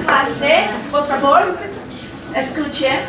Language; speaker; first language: Spanish; non-native, learner; Chinese